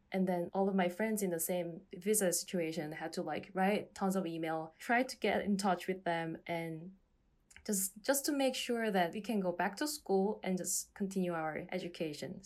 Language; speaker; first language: English; non-native, fluent; Korean